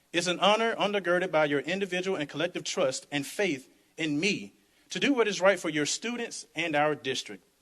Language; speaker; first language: English; native; English